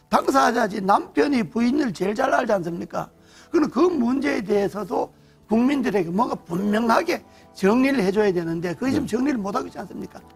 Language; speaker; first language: Korean; native; Korean